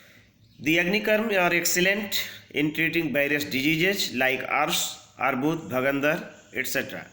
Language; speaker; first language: English; non-native, local second language; Hindi